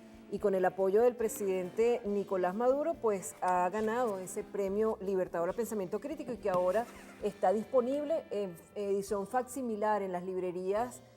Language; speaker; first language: Spanish; native; Spanish